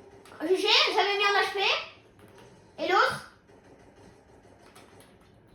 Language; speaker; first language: French; native; French